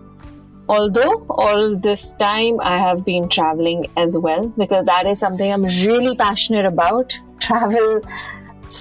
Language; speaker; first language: English; non-native, local second language; Punjabi